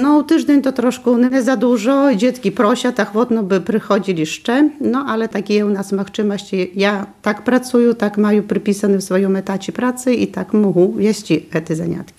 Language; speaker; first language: Polish; non-native, local second language; Belarusian